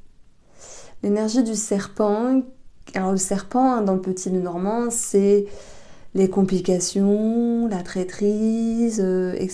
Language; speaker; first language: French; native; French